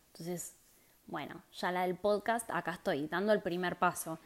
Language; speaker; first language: Spanish; native; Spanish